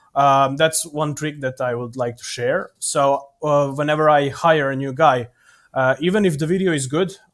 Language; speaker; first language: English; non-native, fluent; Serbian